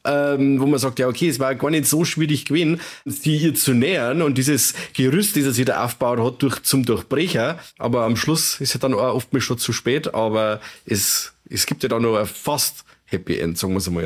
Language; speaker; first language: German; native; German